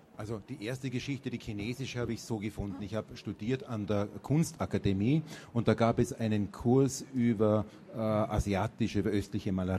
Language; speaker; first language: German; native; German